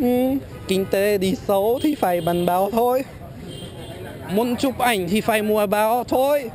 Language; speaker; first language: Vietnamese; non-native, fluent; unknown